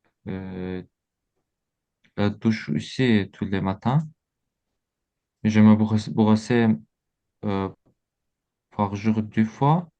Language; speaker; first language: French; non-native, learner; Azerbaijani